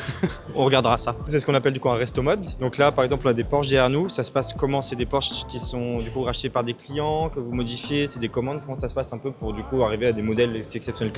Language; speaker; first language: French; native; French